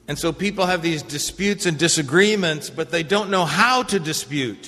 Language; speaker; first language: English; native; English